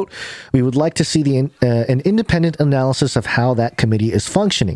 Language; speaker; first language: English; native; English